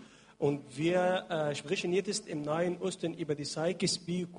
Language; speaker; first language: German; non-native, learner; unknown